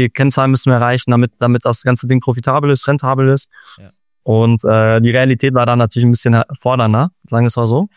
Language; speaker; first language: German; native; German